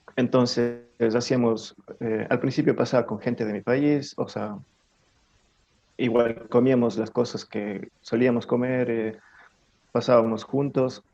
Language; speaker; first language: Spanish; native; Spanish